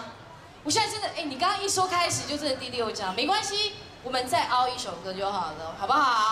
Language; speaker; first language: Chinese; native; Chinese